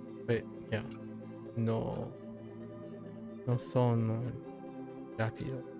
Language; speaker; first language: Spanish; non-native, learner; English